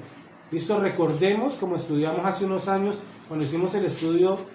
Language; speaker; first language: Spanish; native; Spanish